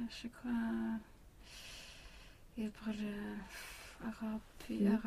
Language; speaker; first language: French; non-native, learner; Swedish